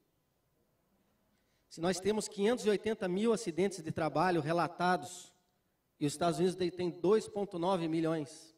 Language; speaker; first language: Portuguese; native; Portuguese